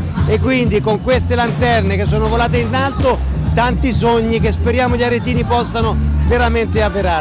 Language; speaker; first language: Italian; native; Italian